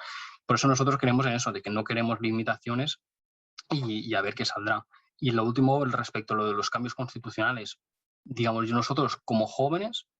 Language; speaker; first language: Spanish; native; Spanish